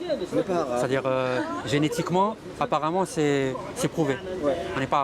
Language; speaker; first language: French; native; French